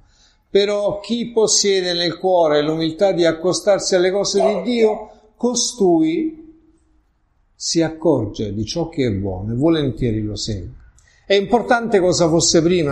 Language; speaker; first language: Italian; native; Italian